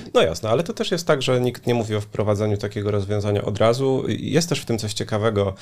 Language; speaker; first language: Polish; native; Polish